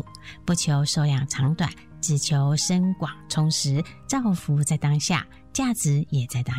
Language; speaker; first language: Chinese; native; Chinese